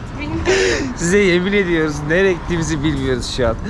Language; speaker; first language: Turkish; native; Turkish